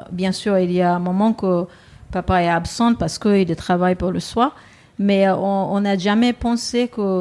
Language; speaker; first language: French; non-native, fluent; Japanese